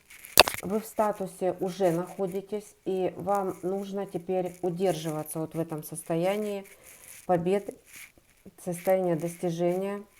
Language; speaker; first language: Russian; native; Russian